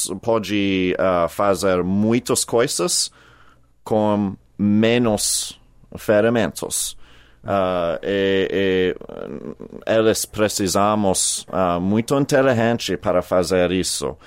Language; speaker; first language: Portuguese; non-native, learner; English